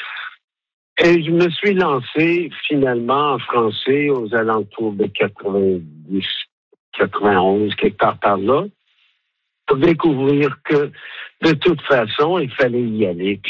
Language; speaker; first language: French; native; French